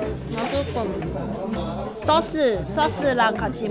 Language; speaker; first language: Korean; non-native, learner; Cantonese